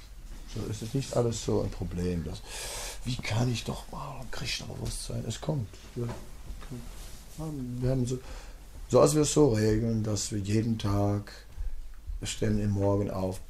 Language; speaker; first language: German; non-native, fluent; Dutch